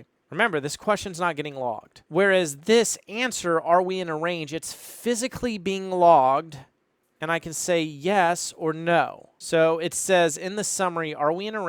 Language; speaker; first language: English; native; English